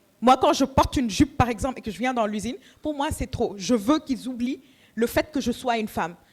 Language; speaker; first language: French; non-native, local second language; Wolof